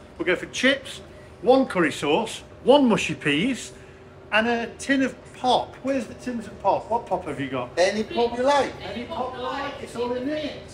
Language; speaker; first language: English; native; English